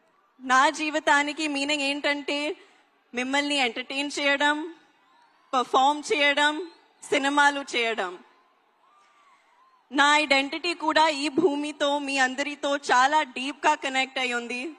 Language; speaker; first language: Telugu; non-native, learner; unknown